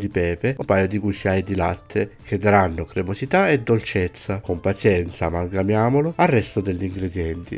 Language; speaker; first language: Italian; native; Italian